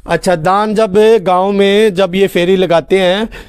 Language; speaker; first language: Hindi; native; Hindi